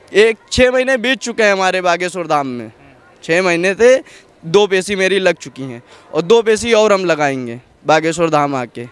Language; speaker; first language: Hindi; native; Hindi